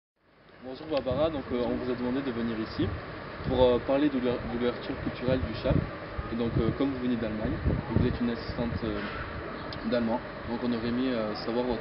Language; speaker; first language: French; native; French